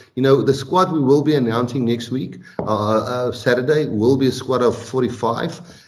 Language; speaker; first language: English; non-native, local second language; Afrikaans